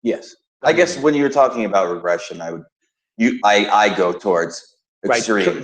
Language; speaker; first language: English; native; English